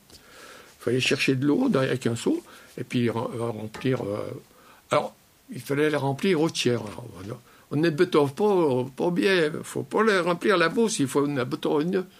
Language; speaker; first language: French; native; French